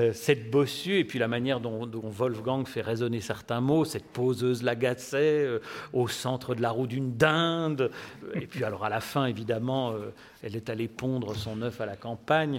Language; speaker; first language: French; native; French